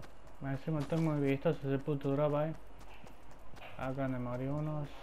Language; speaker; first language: Spanish; native; Spanish